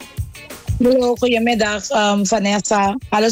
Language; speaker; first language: Dutch; non-native, learner; Papiamento